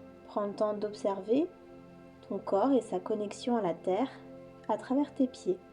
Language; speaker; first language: French; native; French